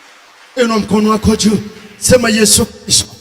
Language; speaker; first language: Swahili; native; Swahili